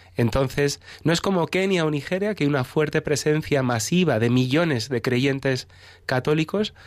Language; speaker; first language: Spanish; native; Spanish